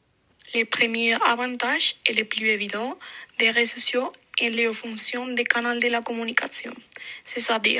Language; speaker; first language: French; non-native, fluent; Spanish